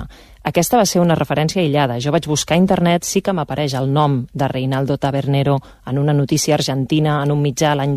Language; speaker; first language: Catalan; native; Catalan